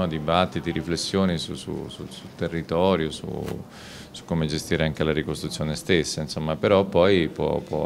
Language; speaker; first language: Italian; native; Italian